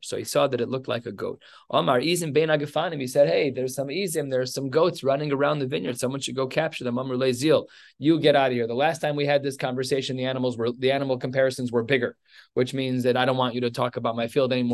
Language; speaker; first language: English; native; English